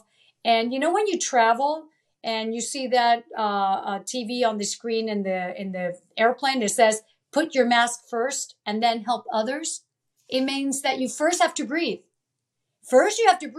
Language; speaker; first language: English; early bilingual, other home language; Italian